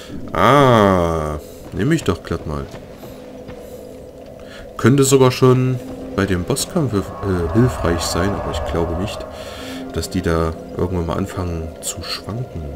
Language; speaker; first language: German; native; German